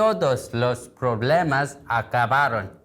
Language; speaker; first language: Spanish; non-native, learner; Korean